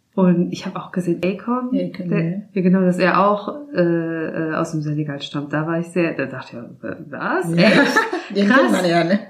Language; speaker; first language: German; native; German